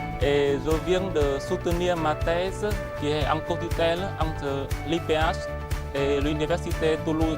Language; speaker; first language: French; non-native, fluent; Vietnamese